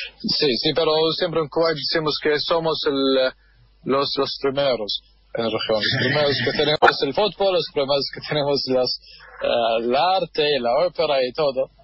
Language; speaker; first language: Spanish; non-native, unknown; Arabic